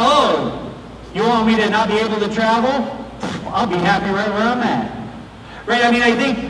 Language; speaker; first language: English; native; English